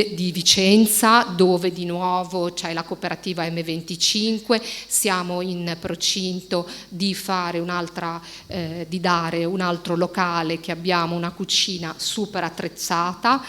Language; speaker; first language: Italian; native; Italian